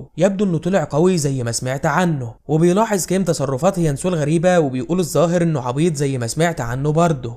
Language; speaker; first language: Arabic; native; Arabic